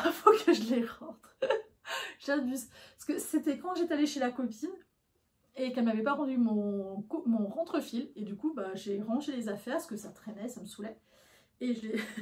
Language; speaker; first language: French; native; French